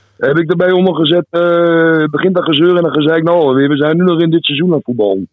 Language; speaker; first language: Dutch; native; Dutch